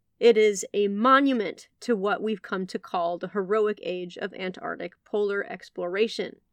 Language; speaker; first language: English; native; English